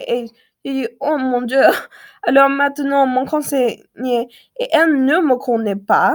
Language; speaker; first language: French; non-native, learner; English